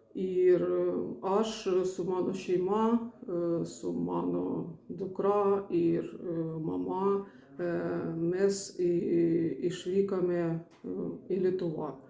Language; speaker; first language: Lithuanian; non-native, learner; Ukrainian